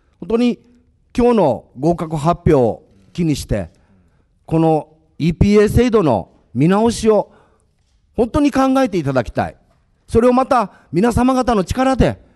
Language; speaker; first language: Japanese; native; Japanese